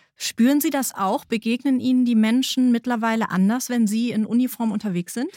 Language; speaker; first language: German; native; German